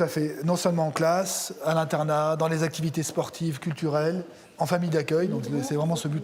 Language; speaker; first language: French; native; French